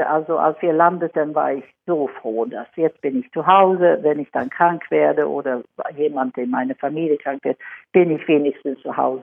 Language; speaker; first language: German; non-native, fluent; Swedish